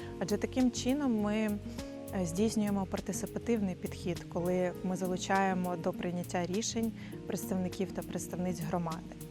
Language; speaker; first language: Ukrainian; native; Ukrainian